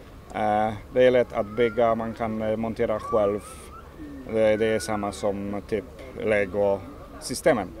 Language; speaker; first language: Swedish; non-native, learner; Polish